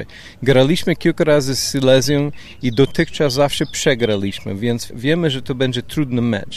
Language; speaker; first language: Polish; non-native, fluent; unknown